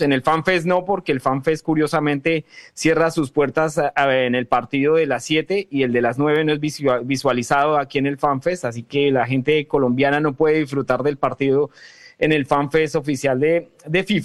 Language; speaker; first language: Spanish; native; Spanish